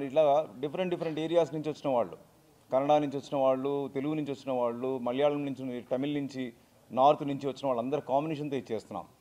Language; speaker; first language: Telugu; native; Telugu